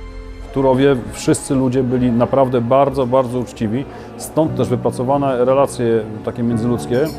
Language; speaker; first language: Polish; native; Polish